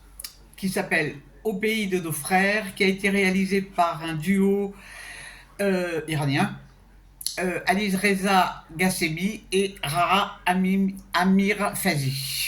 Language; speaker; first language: French; native; French